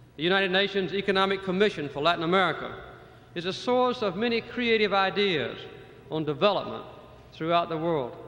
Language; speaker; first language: English; native; English